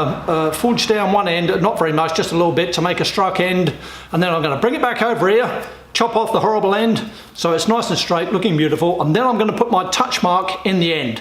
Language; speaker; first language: English; native; English